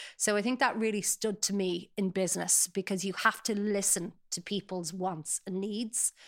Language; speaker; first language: English; native; English